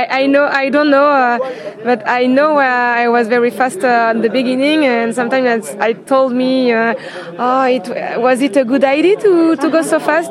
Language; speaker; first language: English; non-native, learner; French